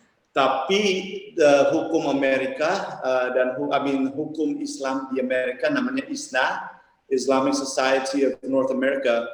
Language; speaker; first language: Indonesian; early bilingual, heritage; English